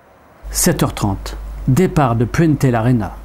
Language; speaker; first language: French; native; French